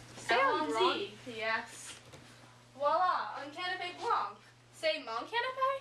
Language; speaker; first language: French; non-native, learner; English